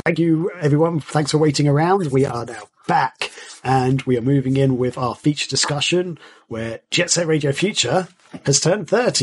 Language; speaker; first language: English; native; English